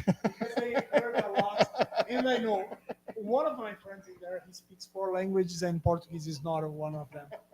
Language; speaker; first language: English; non-native, fluent; Portuguese